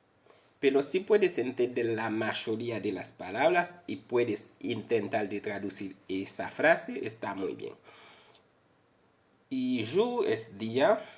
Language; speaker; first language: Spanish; non-native, fluent; Haitian Creole